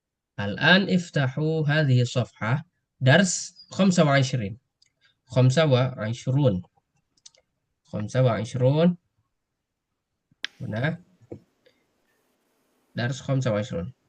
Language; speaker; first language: Arabic; non-native, fluent; Indonesian